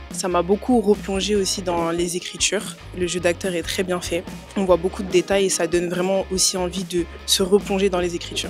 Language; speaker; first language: French; native; French